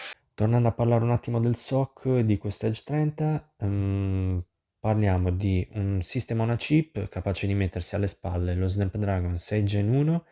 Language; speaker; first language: Italian; native; Italian